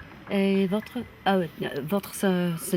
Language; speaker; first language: French; non-native, learner; English